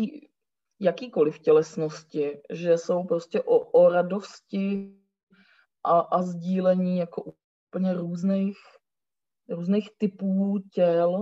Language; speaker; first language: Czech; native; Czech